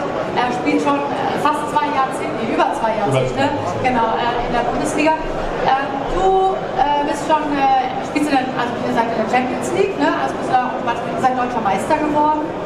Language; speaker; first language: German; native; German